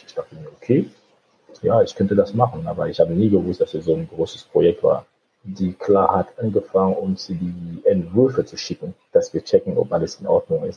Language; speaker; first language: German; non-native, fluent; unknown